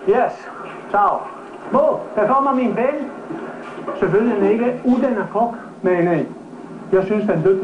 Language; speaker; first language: Danish; non-native, learner; Italian